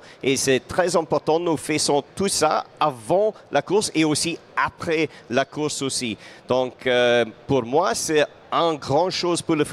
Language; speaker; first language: French; non-native, fluent; English